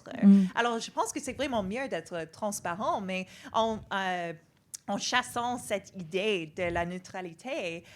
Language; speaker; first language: French; non-native, fluent; English